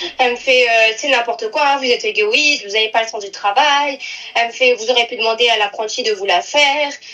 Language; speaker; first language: French; native; French